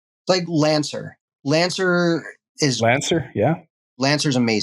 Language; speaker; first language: English; native; English